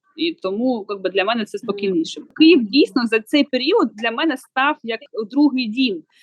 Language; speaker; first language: Ukrainian; non-native, local second language; Russian